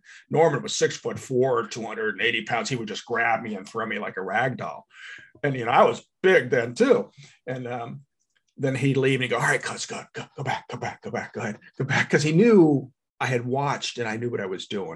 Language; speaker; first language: English; native; English